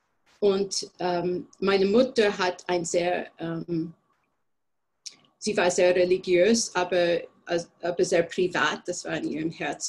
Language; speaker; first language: German; non-native, fluent; English